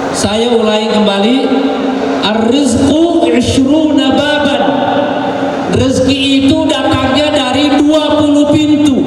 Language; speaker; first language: Indonesian; non-native, local second language; Buginese